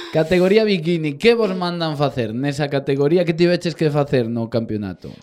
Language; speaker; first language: Galician; native; Galician